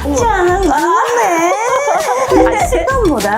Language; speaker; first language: Korean; non-native, learner; Japanese